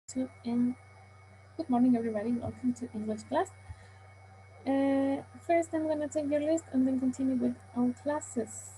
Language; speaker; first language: English; non-native, learner; Spanish